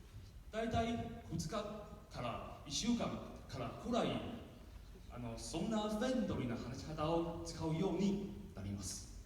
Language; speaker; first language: Japanese; non-native, learner; Min Nan Chinese